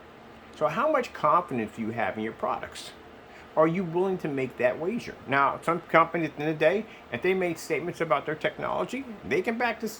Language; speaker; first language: English; native; English